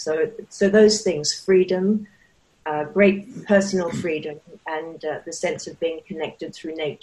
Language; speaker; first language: English; native; English